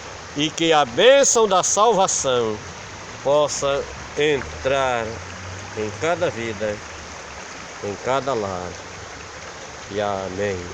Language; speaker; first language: Portuguese; native; Portuguese